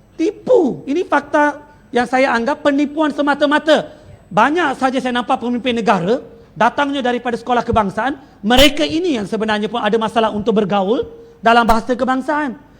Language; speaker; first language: Malay; non-native, local second language; Tamil